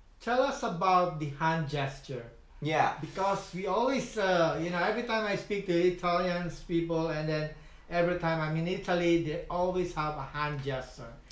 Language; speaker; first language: English; non-native, fluent; Filipino